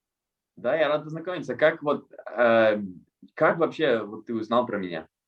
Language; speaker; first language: Russian; non-native, fluent; English